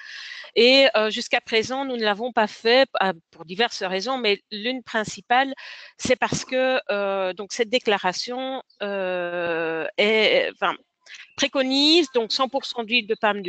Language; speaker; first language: French; native; French